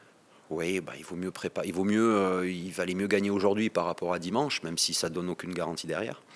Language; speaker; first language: French; native; French